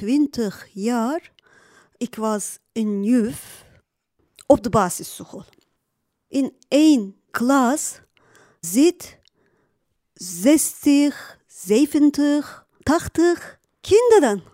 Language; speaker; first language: Dutch; non-native, learner; Turkish